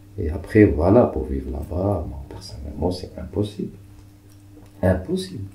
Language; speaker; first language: French; non-native, local second language; Arabic